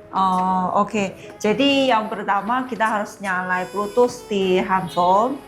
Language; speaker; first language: Indonesian; non-native, fluent; Chinese